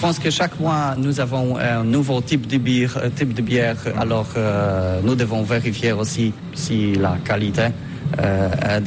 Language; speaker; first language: French; non-native, learner; Polish